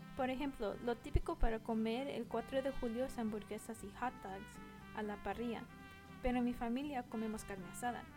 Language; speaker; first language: Spanish; early bilingual, heritage; Spanish